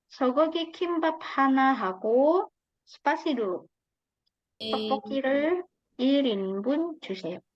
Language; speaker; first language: Korean; non-native, fluent; Indonesian